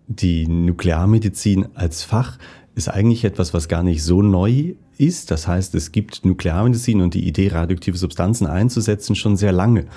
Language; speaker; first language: German; native; German